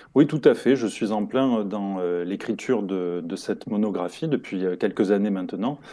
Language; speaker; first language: French; native; French